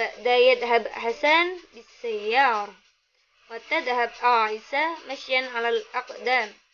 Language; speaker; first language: Arabic; non-native, learner; Indonesian